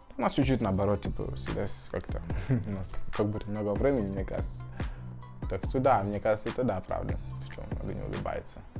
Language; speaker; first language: Russian; non-native, fluent; Tswana